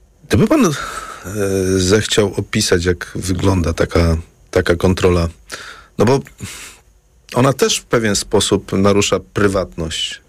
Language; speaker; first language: Polish; native; Polish